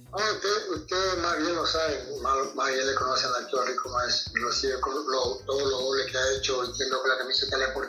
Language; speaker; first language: Spanish; native; Spanish